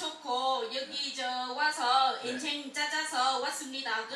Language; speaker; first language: Korean; non-native, learner; Vietnamese